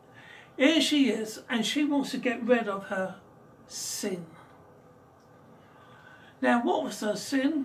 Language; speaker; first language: English; native; English